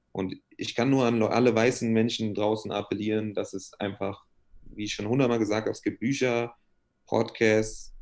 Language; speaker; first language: German; native; German